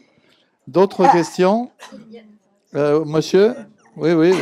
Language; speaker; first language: French; native; French